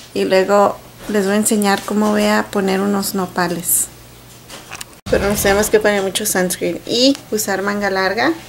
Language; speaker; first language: Spanish; early bilingual, heritage; Spanish